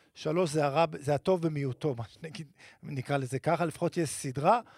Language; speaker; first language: Hebrew; native; Hebrew